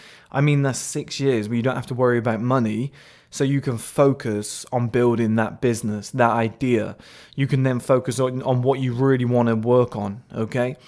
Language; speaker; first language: English; native; English